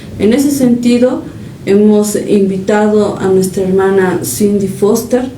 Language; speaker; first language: Spanish; native; Spanish